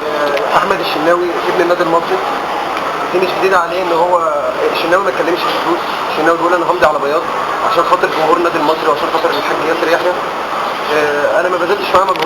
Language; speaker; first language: Arabic; native; Arabic